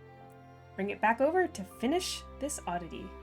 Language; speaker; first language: English; native; English